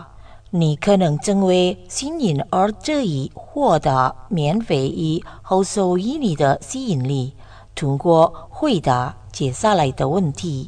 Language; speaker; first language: Chinese; non-native, learner; Indonesian